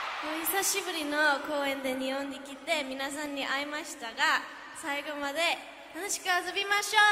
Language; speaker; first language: Japanese; non-native, learner; Korean